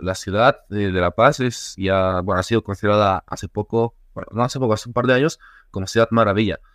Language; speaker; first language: Spanish; native; Spanish